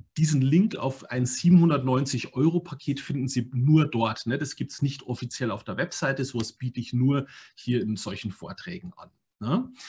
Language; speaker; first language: German; native; German